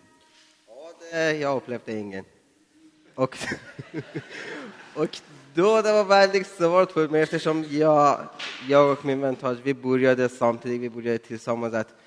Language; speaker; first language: Swedish; non-native, learner; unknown